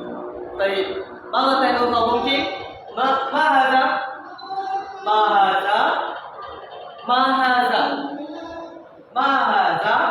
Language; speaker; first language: Arabic; non-native, learner; Malay